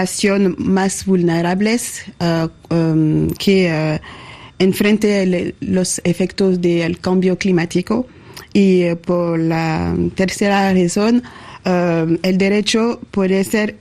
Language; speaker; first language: Spanish; non-native, learner; French